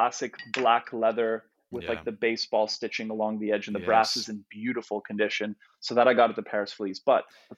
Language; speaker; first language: English; non-native, fluent; Polish